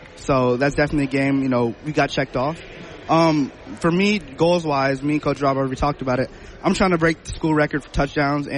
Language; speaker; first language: English; native; English